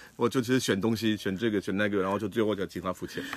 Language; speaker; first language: Chinese; non-native, fluent; French